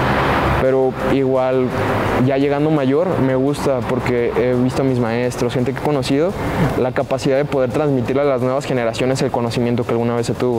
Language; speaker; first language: Spanish; native; Spanish